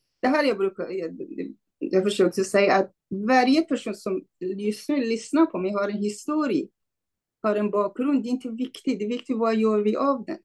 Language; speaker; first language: Swedish; non-native, fluent; Kurdish